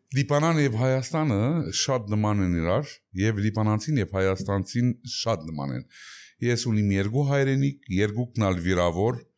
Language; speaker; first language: Armenian; early bilingual, heritage; Armenian